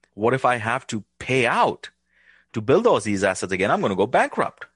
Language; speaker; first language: English; non-native, local second language; Hindi